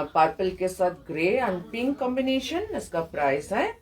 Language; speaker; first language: Hindi; non-native, local second language; Bangla